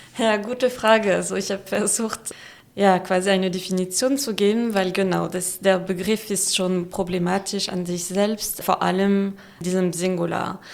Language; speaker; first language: German; non-native, fluent; French